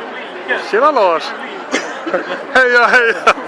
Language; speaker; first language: Swedish; native; Swedish